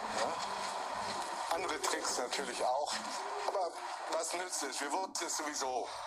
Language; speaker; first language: German; native; German